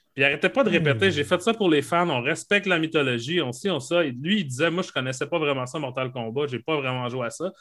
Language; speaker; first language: French; native; French